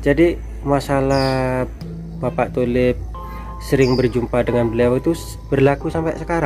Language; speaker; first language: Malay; non-native, local second language; Javanese